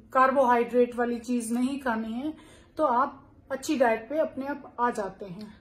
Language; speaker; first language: Hindi; native; Hindi